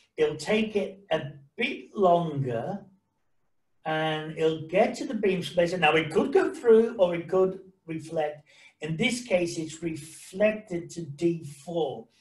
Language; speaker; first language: English; native; English